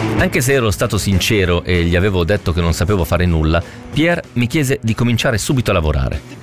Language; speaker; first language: Italian; native; Italian